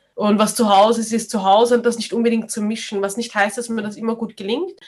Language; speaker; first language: German; native; German